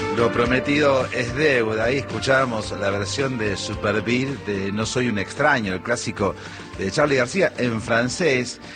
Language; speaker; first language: Spanish; native; Spanish